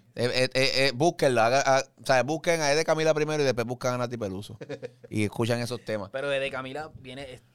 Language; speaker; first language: Spanish; native; Spanish